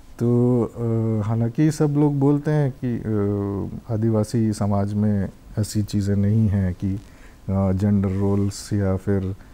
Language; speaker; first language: Hindi; non-native, local second language; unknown